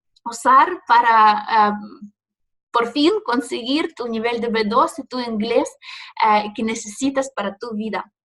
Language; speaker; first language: Spanish; non-native, fluent; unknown